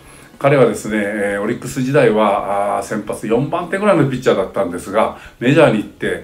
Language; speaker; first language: Japanese; native; Japanese